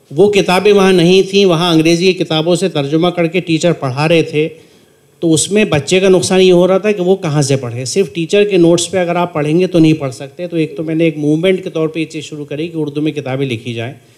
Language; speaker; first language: Urdu; native; Urdu